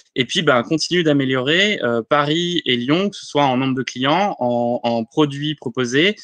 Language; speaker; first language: French; native; French